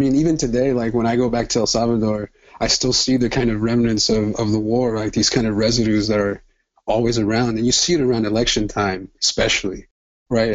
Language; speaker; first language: English; native; English